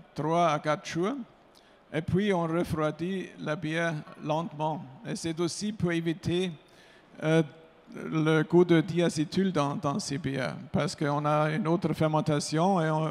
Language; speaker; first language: French; non-native, fluent; German